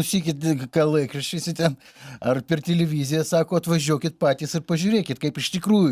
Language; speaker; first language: Lithuanian; native; Lithuanian